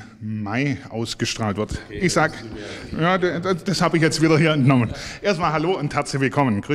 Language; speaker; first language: German; native; German